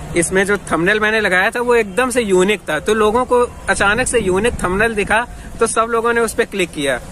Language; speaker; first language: Hindi; native; Hindi